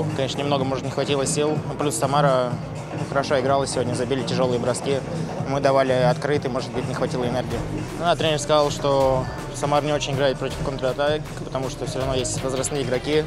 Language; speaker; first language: Russian; native; Russian